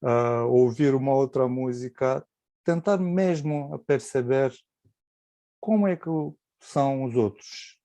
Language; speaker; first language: Portuguese; non-native, fluent; Romanian